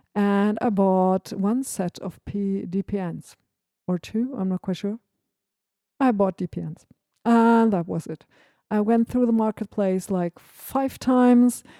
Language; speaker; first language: English; non-native, fluent; German